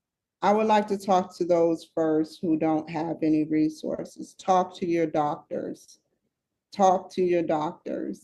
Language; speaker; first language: English; native; English